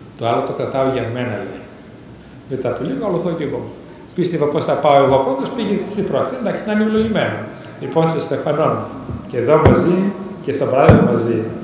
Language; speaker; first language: Greek; native; Greek